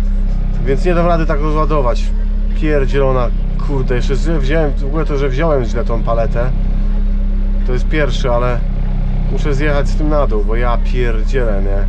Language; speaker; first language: Polish; native; Polish